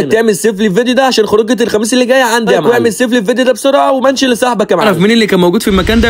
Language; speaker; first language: Arabic; native; Arabic